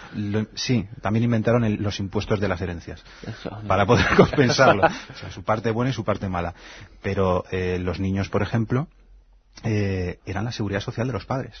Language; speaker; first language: Spanish; native; Spanish